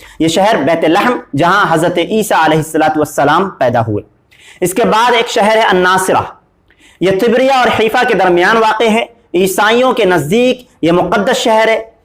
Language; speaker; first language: Urdu; native; Urdu